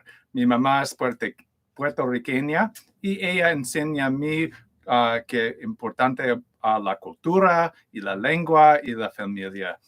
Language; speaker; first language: Spanish; early bilingual, heritage; English